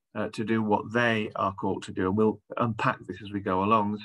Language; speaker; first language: English; native; English